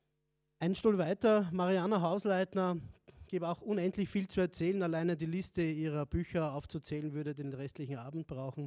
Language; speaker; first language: German; native; German